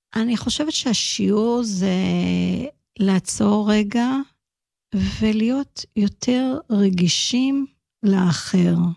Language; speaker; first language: Hebrew; early bilingual, heritage; Hebrew